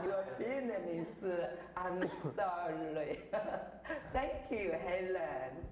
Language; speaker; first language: English; non-native, fluent; Chinese